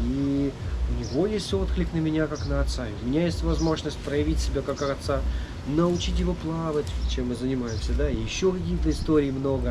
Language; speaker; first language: Russian; native; Russian